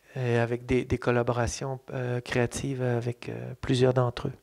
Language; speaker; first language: French; native; French